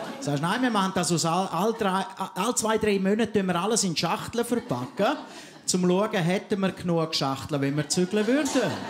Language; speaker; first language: German; native; German